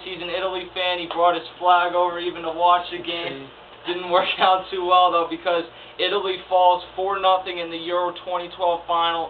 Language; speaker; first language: English; native; English